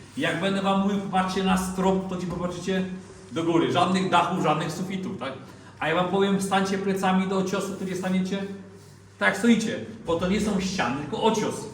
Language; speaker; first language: Polish; native; Polish